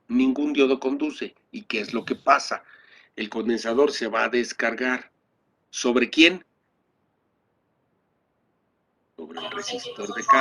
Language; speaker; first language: Spanish; native; Spanish